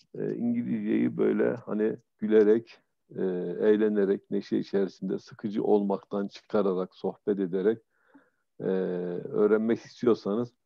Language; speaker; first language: Turkish; native; Turkish